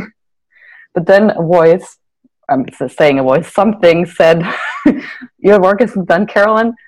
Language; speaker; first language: English; non-native, fluent; German